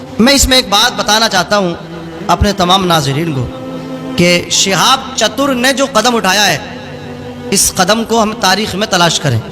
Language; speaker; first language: Urdu; native; Urdu